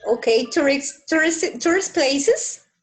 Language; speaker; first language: English; non-native, fluent; Spanish